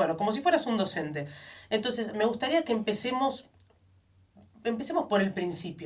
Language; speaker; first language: Spanish; native; Spanish